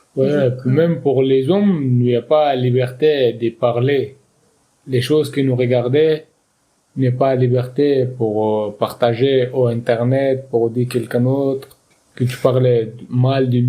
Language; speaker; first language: French; non-native, learner; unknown